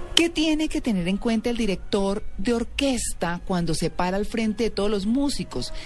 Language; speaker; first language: Spanish; native; Spanish